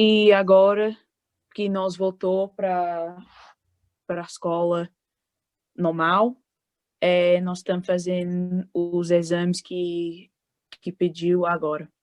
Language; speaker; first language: Portuguese; early bilingual, heritage; Portuguese